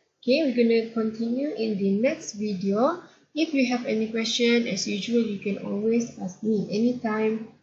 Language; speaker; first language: English; non-native, local second language; Malay